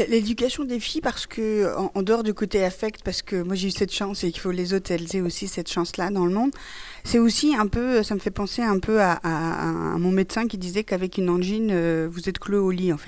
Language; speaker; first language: French; early bilingual, other home language; Persian